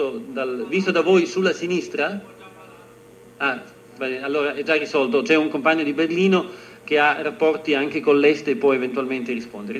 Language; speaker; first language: Italian; native; Italian